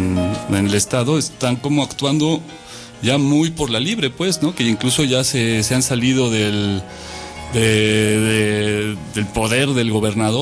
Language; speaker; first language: Spanish; native; Spanish